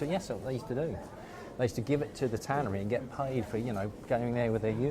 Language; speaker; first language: English; native; English